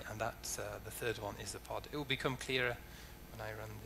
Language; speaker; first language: English; native; English